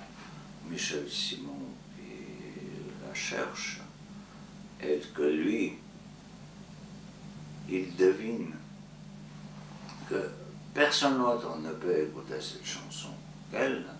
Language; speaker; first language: French; non-native, fluent; Georgian